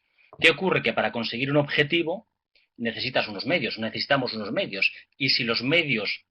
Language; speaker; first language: Spanish; native; Spanish